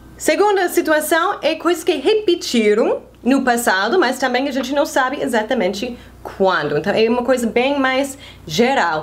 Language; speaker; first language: Portuguese; non-native, fluent; English